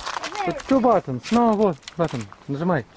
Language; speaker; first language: Russian; native; Russian